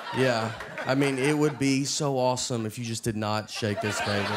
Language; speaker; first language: English; native; English